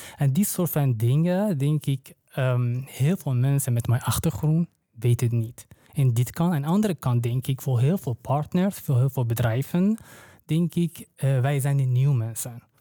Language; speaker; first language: Dutch; non-native, learner; Persian